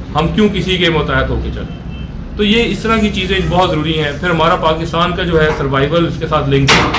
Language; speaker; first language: Urdu; non-native, local second language; Punjabi